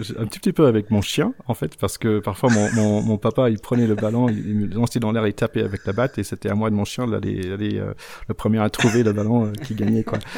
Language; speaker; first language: French; non-native, fluent; English